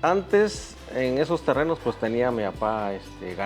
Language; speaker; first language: Spanish; native; Spanish